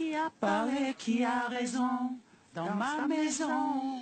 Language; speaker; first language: French; native; French